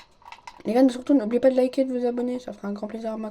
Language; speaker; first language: French; native; French